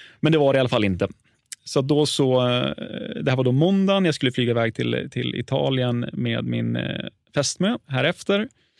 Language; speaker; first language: Swedish; native; Swedish